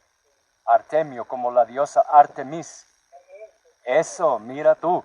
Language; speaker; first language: Spanish; non-native, learner; English